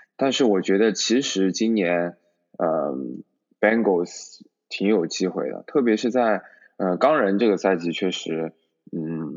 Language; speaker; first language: Chinese; native; Chinese